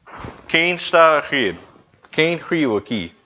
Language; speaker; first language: Portuguese; non-native, learner; English